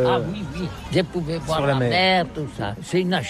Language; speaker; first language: French; non-native, learner; Catalan